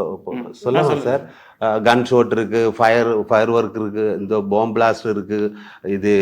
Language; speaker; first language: Tamil; non-native, learner; Malayalam